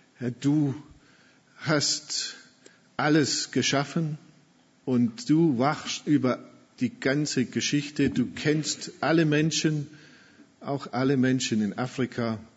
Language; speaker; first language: German; non-native, fluent; English